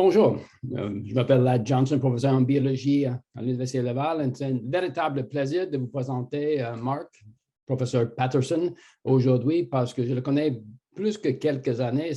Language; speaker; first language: French; non-native, fluent; English